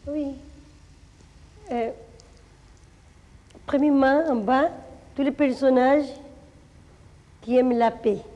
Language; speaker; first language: French; non-native, fluent; Spanish